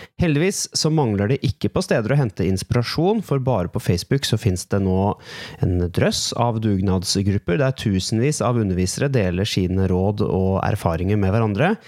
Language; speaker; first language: Norwegian; native; Norwegian